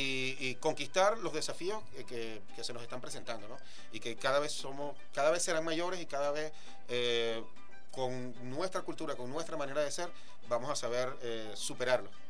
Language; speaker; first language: Spanish; native; Spanish